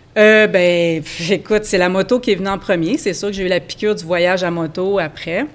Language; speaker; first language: French; native; French